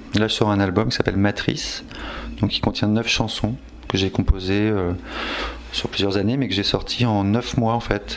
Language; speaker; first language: French; native; French